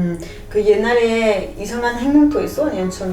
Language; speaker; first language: Korean; non-native, learner; French